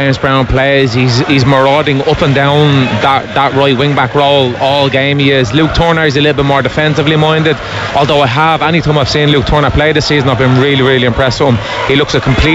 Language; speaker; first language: English; native; English